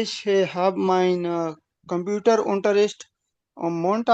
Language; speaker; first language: German; non-native, learner; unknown